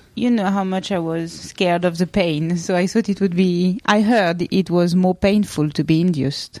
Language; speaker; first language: English; non-native, fluent; French